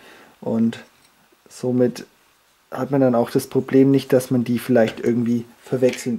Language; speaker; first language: German; native; German